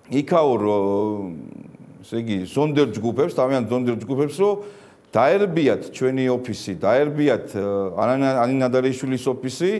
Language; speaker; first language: Georgian; native; Georgian